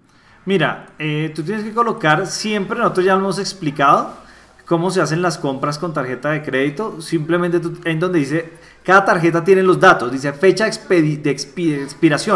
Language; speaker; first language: Spanish; native; Spanish